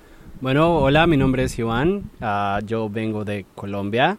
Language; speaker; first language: Spanish; native; Spanish